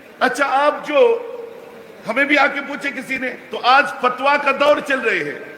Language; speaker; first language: Urdu; non-native, local second language; Bangla